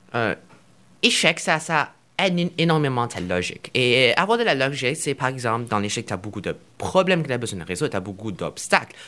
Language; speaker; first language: French; non-native, fluent; Chinese